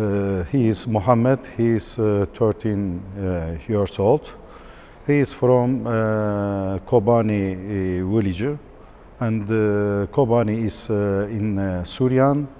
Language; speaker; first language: English; non-native, learner; Turkish